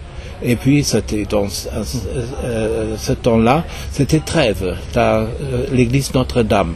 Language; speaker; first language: French; non-native, fluent; German